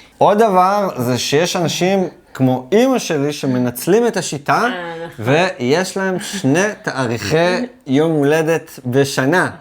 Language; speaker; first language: Hebrew; native; Hebrew